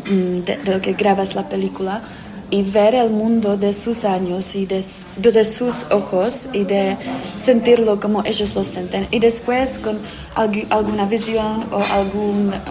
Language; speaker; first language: Spanish; non-native, fluent; Czech